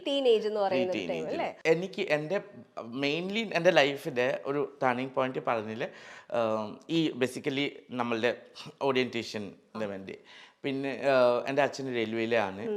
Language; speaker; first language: Malayalam; non-native, local second language; Assamese